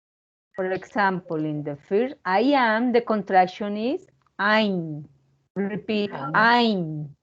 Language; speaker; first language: English; non-native, learner; Spanish